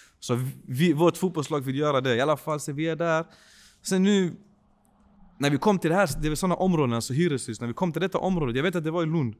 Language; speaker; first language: Swedish; early bilingual, other home language; Spanish